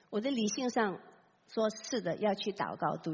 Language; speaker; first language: Chinese; native; Chinese